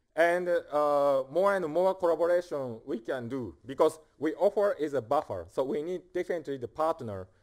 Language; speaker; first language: English; non-native, fluent; Japanese